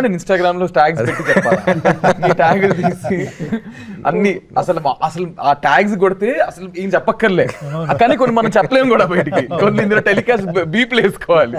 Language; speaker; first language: Telugu; native; Telugu